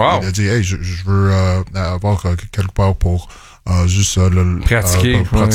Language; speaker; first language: French; non-native, local second language; English